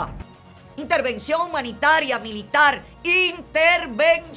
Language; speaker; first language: Spanish; native; Spanish